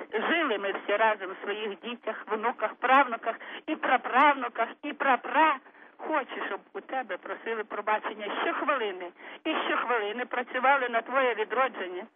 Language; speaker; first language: Ukrainian; native; Ukrainian